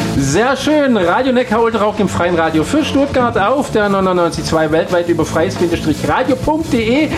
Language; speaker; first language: German; native; German